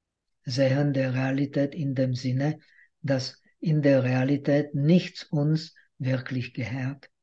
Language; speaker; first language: German; non-native, fluent; Czech